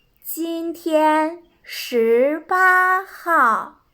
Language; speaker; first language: Chinese; non-native, fluent; Kyrgyz